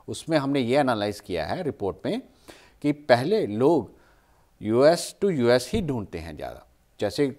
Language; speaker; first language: Hindi; native; Hindi